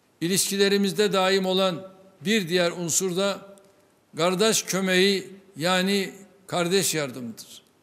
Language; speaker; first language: Turkish; native; Turkish